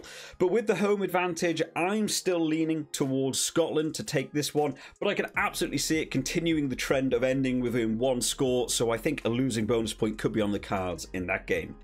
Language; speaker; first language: English; native; English